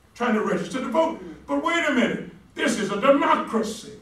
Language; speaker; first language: English; native; English